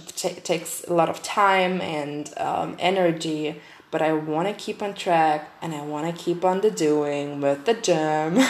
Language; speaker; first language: English; non-native, fluent; German